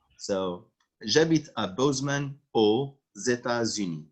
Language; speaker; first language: French; non-native, local second language; Arabic